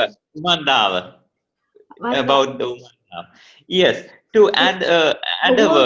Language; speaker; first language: English; non-native, local second language; Sinhala